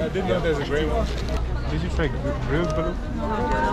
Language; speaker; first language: English; non-native, fluent; German